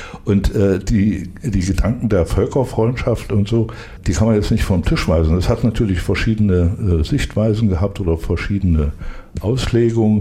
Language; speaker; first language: German; native; German